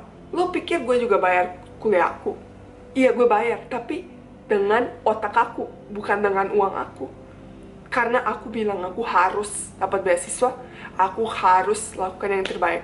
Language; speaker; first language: Indonesian; non-native, fluent; Bosnian